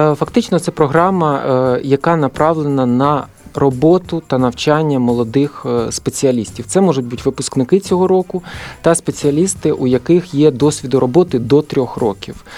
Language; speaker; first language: Ukrainian; native; Ukrainian